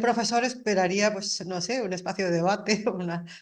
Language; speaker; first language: Spanish; native; Spanish